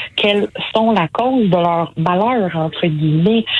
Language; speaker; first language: French; native; French